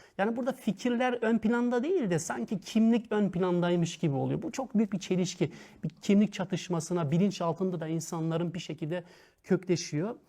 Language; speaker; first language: Turkish; early bilingual, heritage; Turkish